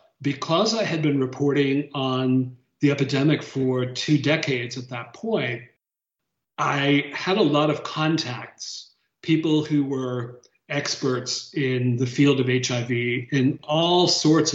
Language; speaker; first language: English; native; English